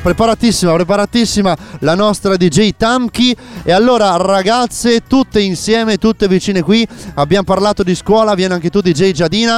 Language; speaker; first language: Italian; native; Italian